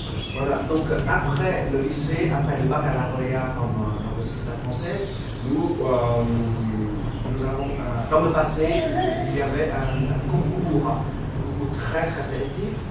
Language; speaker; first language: French; non-native, fluent; Vietnamese